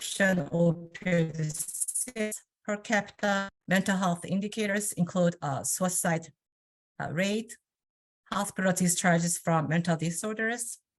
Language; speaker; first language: English; non-native, fluent; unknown